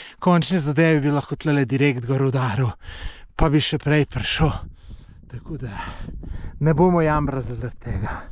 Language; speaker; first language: Slovenian; native; Slovenian